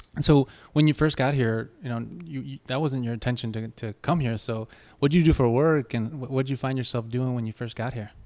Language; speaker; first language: English; native; English